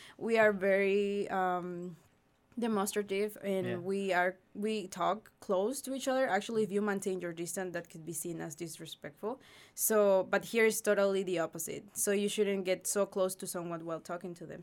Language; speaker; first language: English; non-native, fluent; Spanish